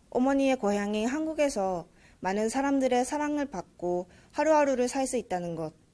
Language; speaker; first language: Korean; early bilingual, heritage; Korean